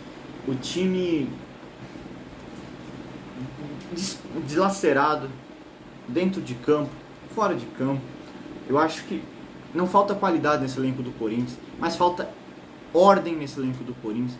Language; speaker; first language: Portuguese; native; Portuguese